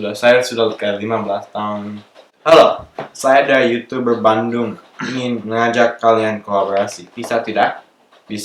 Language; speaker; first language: Indonesian; non-native, local second language; English